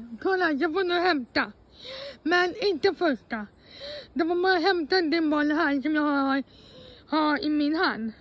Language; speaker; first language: Swedish; non-native, fluent; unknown